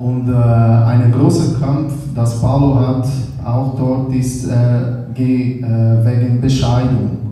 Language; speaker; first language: German; non-native, learner; Portuguese